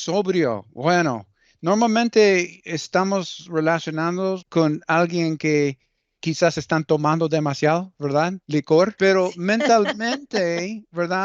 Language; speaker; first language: Spanish; early bilingual, heritage; Spanish